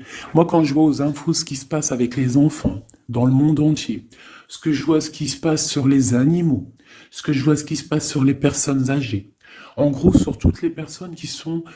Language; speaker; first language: French; native; French